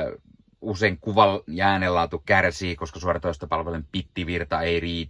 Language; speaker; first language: Finnish; native; Finnish